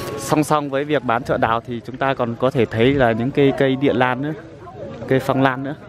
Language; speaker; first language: Vietnamese; native; Vietnamese